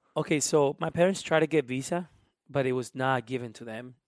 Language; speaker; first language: English; early bilingual, other home language; Spanish